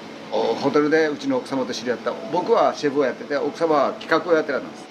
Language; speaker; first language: Japanese; native; Japanese